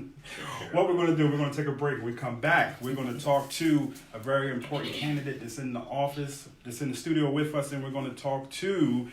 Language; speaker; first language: English; native; English